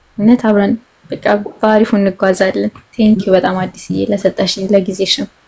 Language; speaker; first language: Amharic; native; Amharic